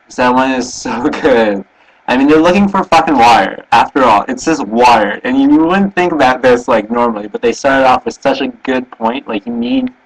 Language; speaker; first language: English; native; English